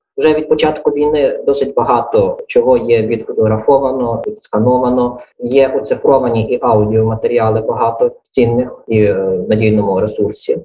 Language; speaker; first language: Ukrainian; native; Ukrainian